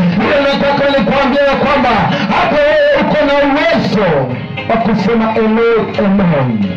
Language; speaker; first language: Swahili; non-native, local second language; Kamba